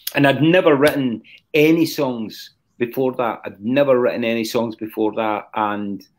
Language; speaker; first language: English; native; English